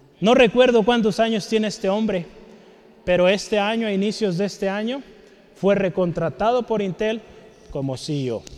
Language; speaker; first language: Spanish; native; Spanish